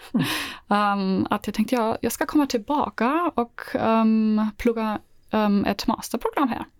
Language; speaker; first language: Swedish; non-native, fluent; German